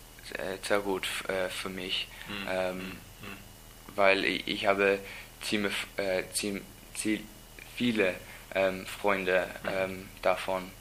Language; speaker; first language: German; non-native, learner; English